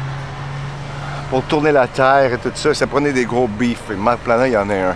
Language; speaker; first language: French; native; French